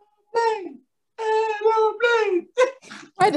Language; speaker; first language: English; non-native, local second language; Shona